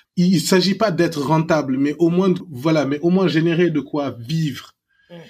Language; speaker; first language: French; non-native, local second language; Wolof